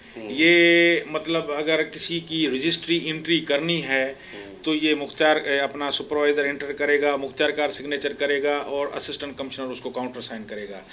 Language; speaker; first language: Urdu; non-native, local second language; Sindhi